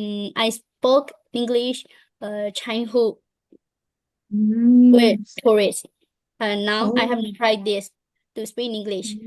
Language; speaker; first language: English; non-native, learner; Burmese